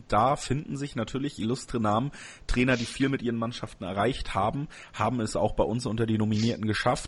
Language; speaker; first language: German; native; German